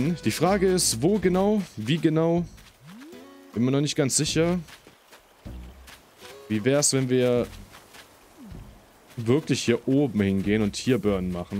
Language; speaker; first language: German; native; German